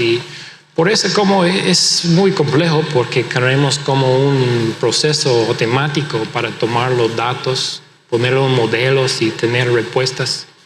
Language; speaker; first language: Spanish; non-native, fluent; English